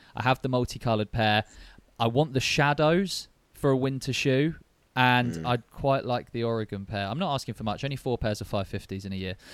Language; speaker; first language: English; native; English